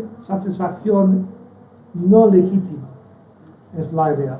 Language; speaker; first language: Spanish; non-native, fluent; English